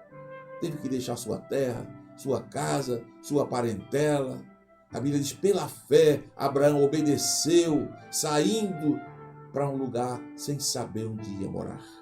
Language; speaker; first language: Portuguese; native; Portuguese